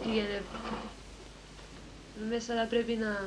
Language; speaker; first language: Greek; early bilingual, heritage; Greek